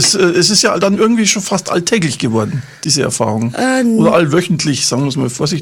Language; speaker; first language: German; native; German